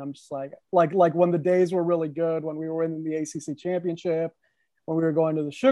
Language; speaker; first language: English; native; English